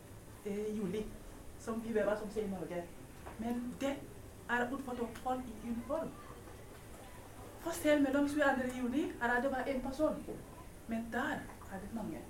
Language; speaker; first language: Norwegian; non-native, fluent; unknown